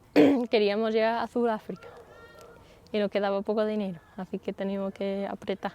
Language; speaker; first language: Spanish; non-native, fluent; English